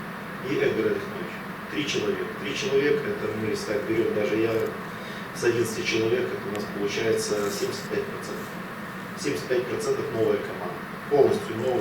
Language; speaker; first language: Russian; native; Russian